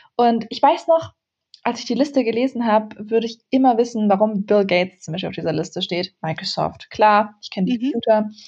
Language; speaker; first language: German; early bilingual, other home language; Central Kurdish